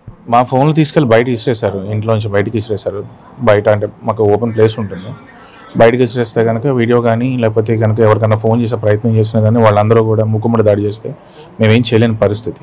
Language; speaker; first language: Telugu; native; Telugu